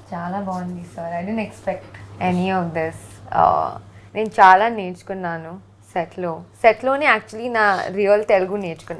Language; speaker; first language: Telugu; non-native, learner; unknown